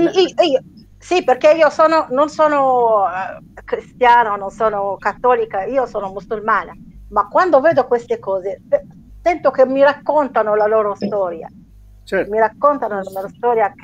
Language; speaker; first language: Italian; non-native, learner; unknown